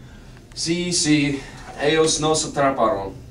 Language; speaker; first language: Spanish; non-native, learner; English